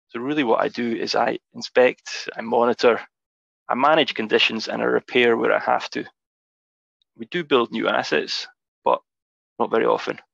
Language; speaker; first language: English; native; English